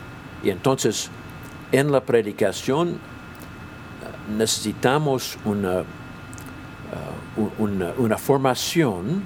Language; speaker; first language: Spanish; non-native, fluent; English